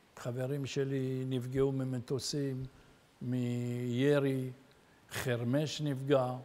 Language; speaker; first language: Hebrew; early bilingual, other home language; Arabic